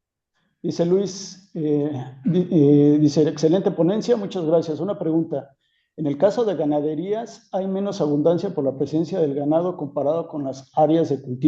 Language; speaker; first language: Spanish; native; Spanish